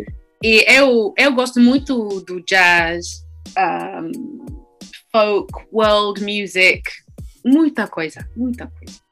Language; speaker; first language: Portuguese; non-native, learner; English